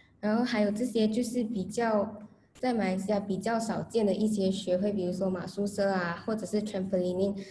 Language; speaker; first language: Chinese; native; Chinese